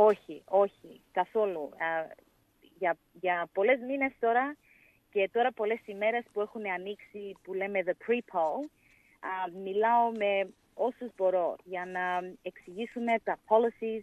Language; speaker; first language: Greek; early bilingual, heritage; English